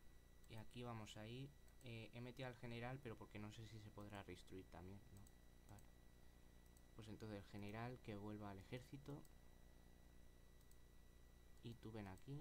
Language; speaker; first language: Spanish; native; Spanish